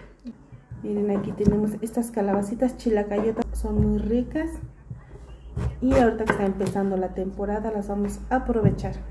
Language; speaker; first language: Spanish; native; Spanish